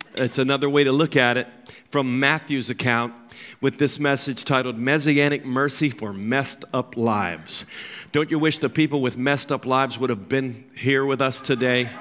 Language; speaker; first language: English; native; English